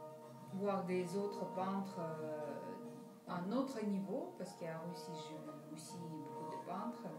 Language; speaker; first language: French; non-native, fluent; Russian